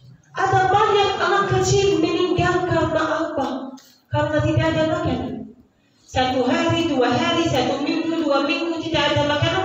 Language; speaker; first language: Indonesian; non-native, learner; Arabic